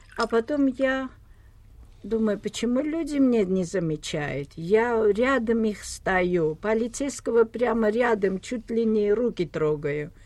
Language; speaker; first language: Russian; non-native, local second language; Armenian